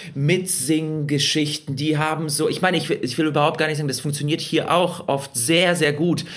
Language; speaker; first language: German; early bilingual, other home language; Russian